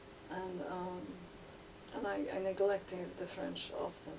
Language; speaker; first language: English; native; English